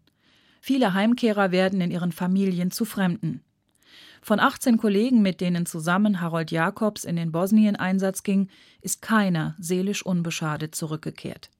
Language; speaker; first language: German; native; German